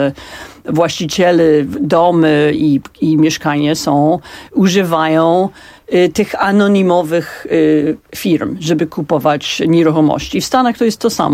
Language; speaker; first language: Polish; non-native, fluent; English